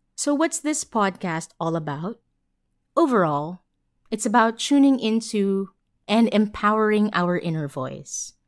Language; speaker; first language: English; non-native, local second language; Filipino